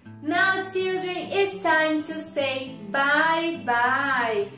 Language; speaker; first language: English; non-native, fluent; Portuguese